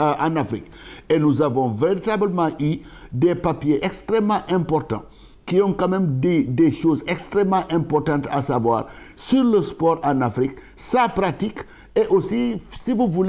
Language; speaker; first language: French; non-native, local second language; Wolof